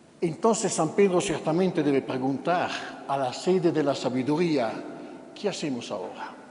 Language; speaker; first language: Spanish; non-native, fluent; Italian